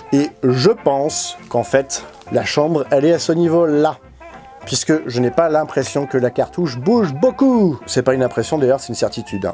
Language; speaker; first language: French; native; French